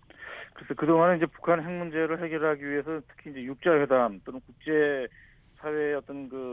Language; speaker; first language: Korean; native; Korean